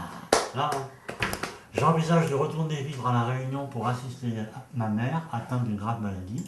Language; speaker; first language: French; native; French